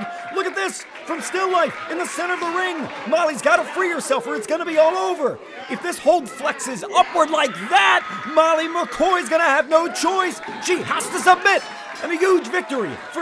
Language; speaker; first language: English; native; English